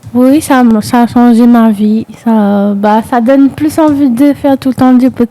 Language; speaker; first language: French; non-native, local second language; Réunion Creole French